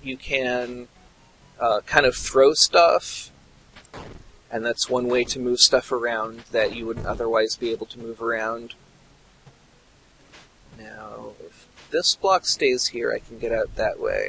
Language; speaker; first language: English; native; English